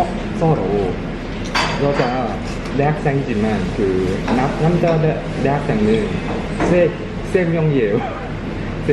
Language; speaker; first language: Korean; non-native, learner; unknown